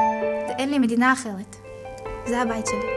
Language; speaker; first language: Hebrew; early bilingual, other home language; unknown